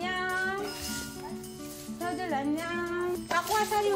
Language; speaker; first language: Korean; non-native, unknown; Filipino